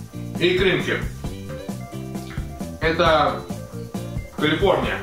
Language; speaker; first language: Russian; native; Russian